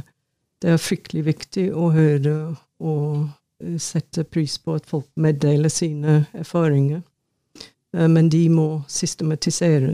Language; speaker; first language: Norwegian; non-native, fluent; English